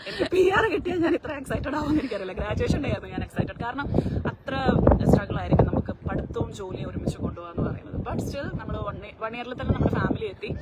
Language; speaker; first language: Malayalam; native; Malayalam